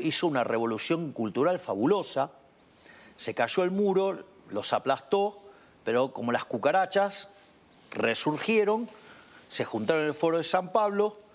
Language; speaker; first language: Spanish; native; Spanish